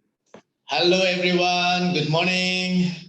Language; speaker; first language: English; non-native, fluent; Indonesian